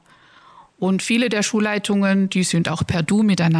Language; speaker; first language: German; native; German